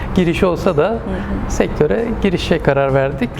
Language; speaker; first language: Turkish; native; Turkish